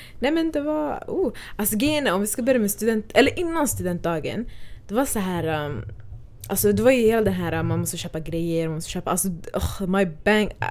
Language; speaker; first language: Swedish; early bilingual, other home language; Somali